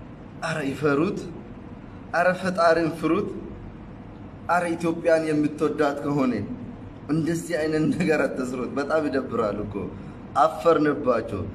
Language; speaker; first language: Amharic; non-native, local second language; Oromo